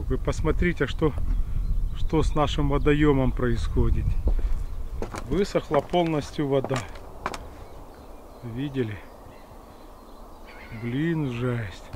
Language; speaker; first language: Russian; native; Russian